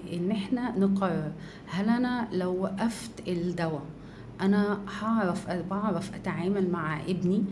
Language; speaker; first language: Arabic; native; Arabic